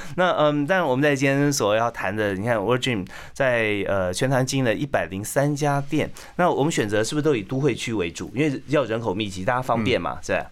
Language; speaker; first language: Chinese; native; Chinese